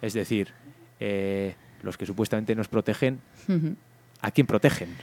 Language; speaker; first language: Spanish; native; Spanish